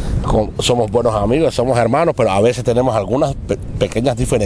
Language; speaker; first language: Spanish; native; Spanish